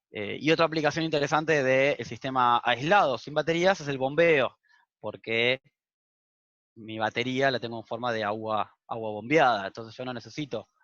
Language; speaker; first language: Spanish; native; Spanish